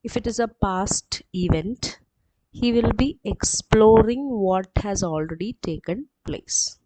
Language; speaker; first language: English; non-native, local second language; Malayalam